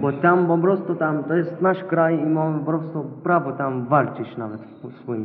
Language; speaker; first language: Polish; non-native, learner; Arabic